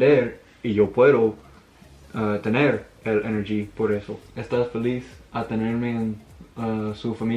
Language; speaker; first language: Spanish; non-native, learner; English